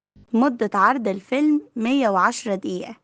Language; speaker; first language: Arabic; native; Arabic